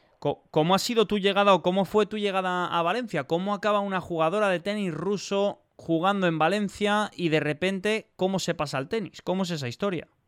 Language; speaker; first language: Spanish; native; Spanish